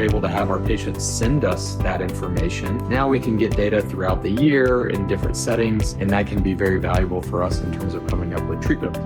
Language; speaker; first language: English; native; English